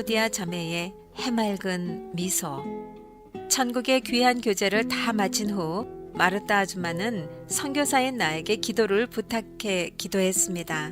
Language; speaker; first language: Korean; native; Korean